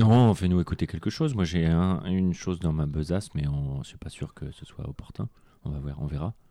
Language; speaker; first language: French; native; French